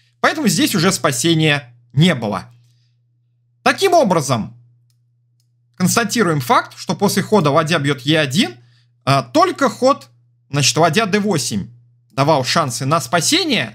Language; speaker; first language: Russian; native; Russian